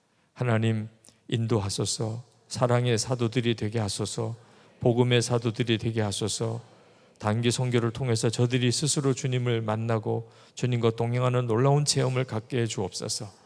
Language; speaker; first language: Korean; native; Korean